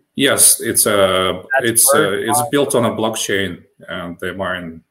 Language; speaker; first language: English; non-native, fluent; Russian